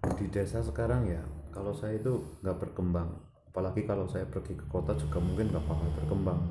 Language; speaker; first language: Indonesian; non-native, local second language; Javanese